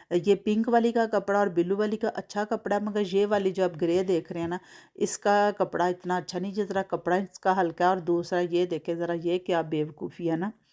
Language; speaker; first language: Urdu; non-native, local second language; Punjabi